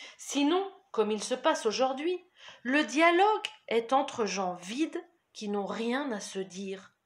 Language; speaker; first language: French; native; French